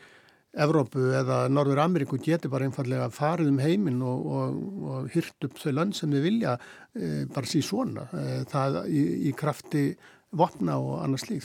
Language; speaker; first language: Icelandic; native; Icelandic